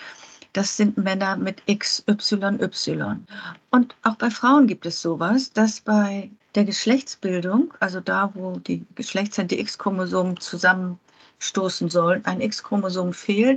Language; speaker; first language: German; native; German